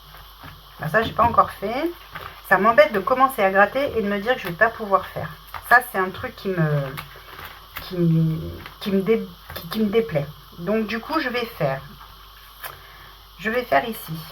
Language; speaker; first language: French; native; French